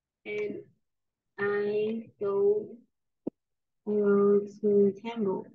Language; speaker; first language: English; non-native, learner; Vietnamese